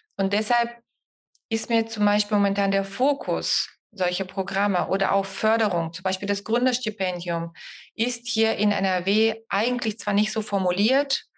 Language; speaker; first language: German; non-native, fluent; Bulgarian